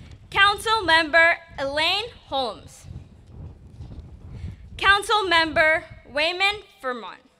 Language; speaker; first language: English; early bilingual, other home language; Spanish